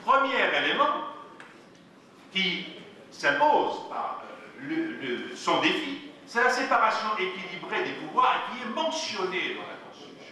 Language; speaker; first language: French; non-native, local second language; Arabic